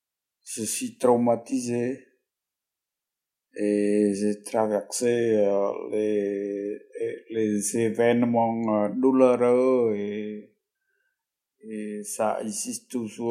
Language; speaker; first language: French; non-native, fluent; Khmer